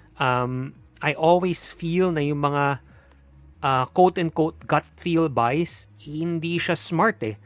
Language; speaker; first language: Filipino; native; Filipino